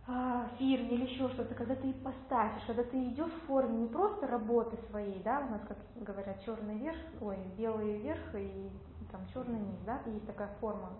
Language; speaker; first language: Russian; native; Russian